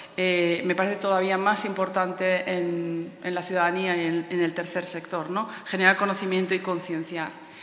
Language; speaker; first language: Spanish; native; Spanish